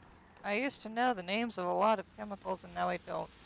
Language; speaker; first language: English; native; English